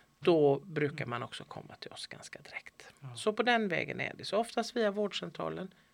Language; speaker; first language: Swedish; native; Swedish